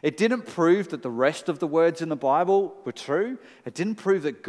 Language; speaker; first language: English; native; English